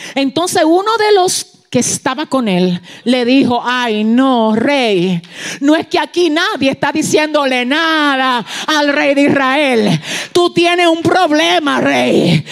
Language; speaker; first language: Spanish; early bilingual, heritage; Spanish